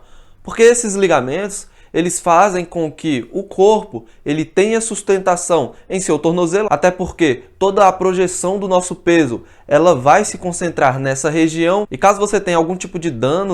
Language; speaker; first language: Portuguese; native; Portuguese